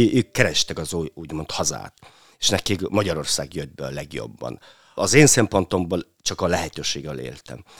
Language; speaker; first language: Hungarian; non-native, fluent; Mongolian